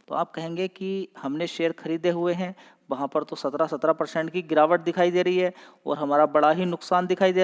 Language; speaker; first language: Hindi; native; Hindi